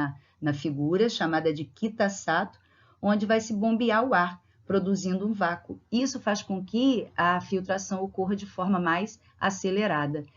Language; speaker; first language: Portuguese; native; Portuguese